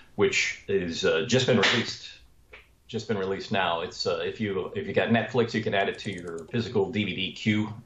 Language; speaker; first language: English; native; English